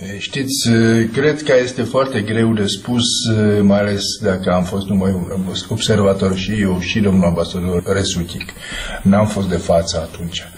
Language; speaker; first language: Romanian; non-native, fluent; Czech